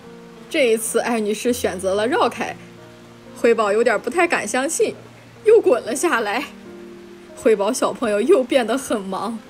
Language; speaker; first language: Chinese; native; Chinese